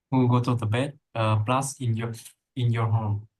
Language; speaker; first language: English; non-native, learner; Vietnamese